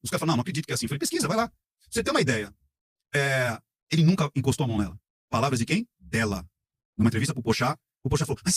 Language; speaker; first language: Portuguese; native; Portuguese